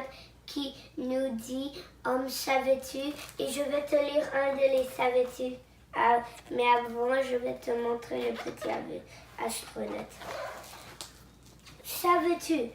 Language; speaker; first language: French; non-native, local second language; English